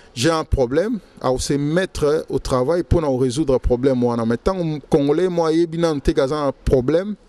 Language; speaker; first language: French; non-native, local second language; Lingala